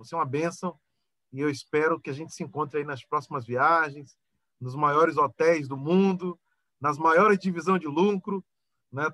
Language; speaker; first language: Portuguese; native; Portuguese